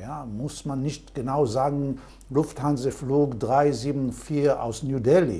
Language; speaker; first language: German; non-native, fluent; Hebrew